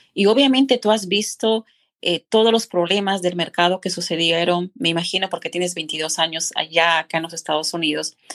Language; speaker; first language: Spanish; native; Spanish